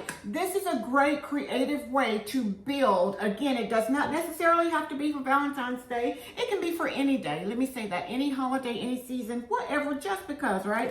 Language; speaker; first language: English; native; English